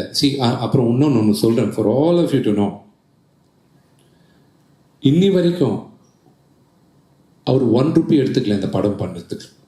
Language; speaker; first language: Tamil; early bilingual, heritage; Telugu